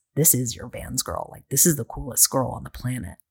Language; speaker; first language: English; native; English